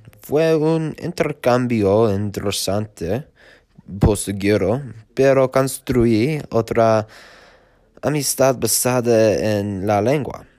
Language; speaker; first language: Spanish; non-native, learner; English